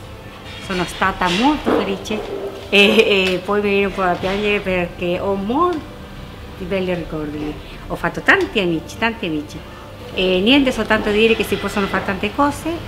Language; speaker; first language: Italian; non-native, fluent; Spanish